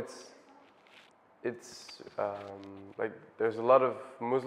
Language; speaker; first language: English; non-native, fluent; Dutch